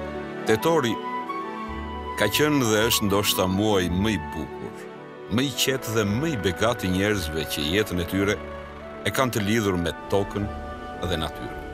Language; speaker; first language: Albanian; native; Albanian